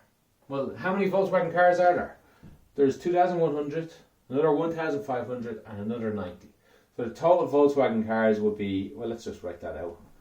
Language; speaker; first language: English; native; English